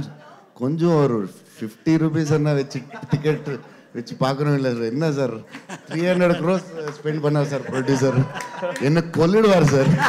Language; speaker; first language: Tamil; non-native, learner; Telugu